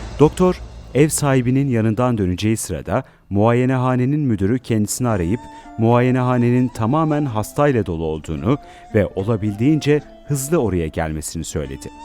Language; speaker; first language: Turkish; native; Turkish